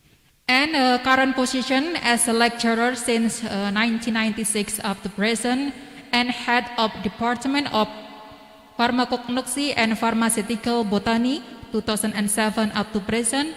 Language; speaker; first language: English; non-native, learner; Indonesian